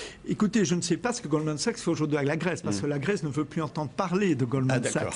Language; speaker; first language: French; native; French